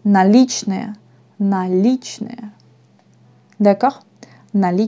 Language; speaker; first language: Russian; non-native, fluent; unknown